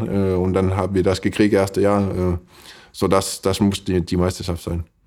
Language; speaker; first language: German; non-native, fluent; Danish